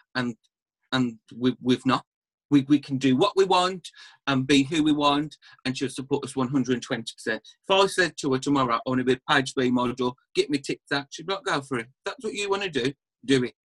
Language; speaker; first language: English; native; English